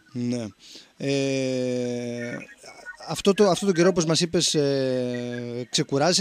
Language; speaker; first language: Greek; native; Greek